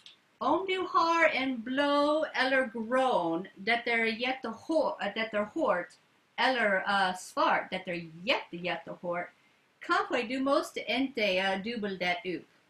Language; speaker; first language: Swedish; non-native, learner; English